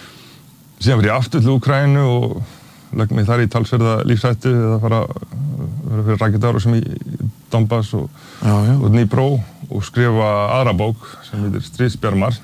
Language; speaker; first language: Icelandic; native; Icelandic